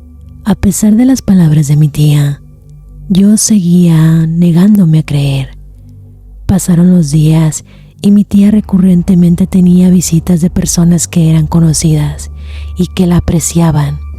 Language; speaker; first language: Spanish; native; Spanish